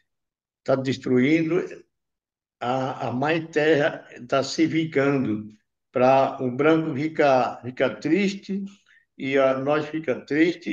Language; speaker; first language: Portuguese; non-native, local second language; Yanomámi